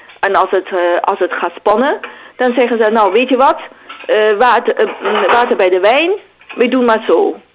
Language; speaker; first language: Dutch; non-native, fluent; Chinese